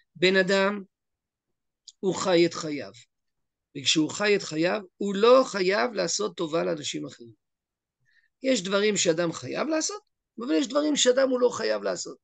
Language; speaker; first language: Hebrew; native; Hebrew